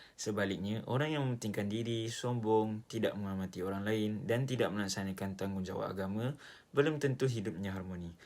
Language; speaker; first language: Malay; native; Malay